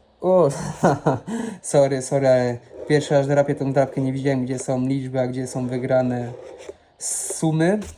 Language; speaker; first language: Polish; non-native, fluent; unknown